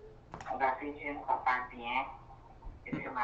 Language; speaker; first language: French; non-native, learner; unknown